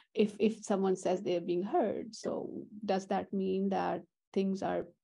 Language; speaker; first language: English; non-native, local second language; Urdu